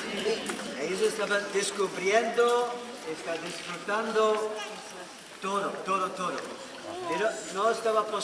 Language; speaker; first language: Spanish; non-native, learner; Dutch